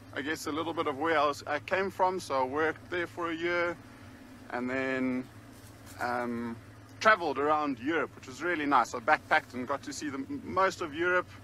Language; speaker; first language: English; native; English